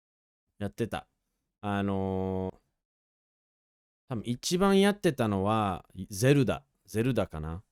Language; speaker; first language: Japanese; non-native, fluent; English